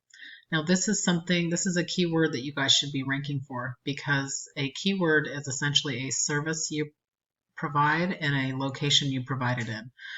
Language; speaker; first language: English; native; English